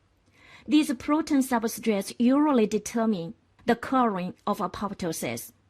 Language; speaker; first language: English; non-native, fluent; Chinese